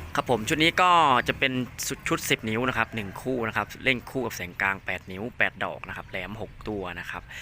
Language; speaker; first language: Thai; non-native, local second language; Northeastern Thai